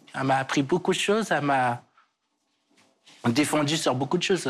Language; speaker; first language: French; early bilingual, other home language; Portuguese